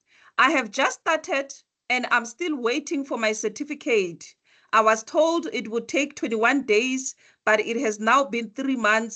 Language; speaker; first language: English; non-native, local second language; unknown